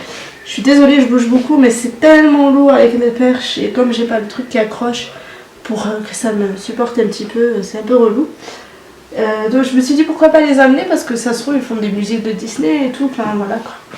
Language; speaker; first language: French; native; French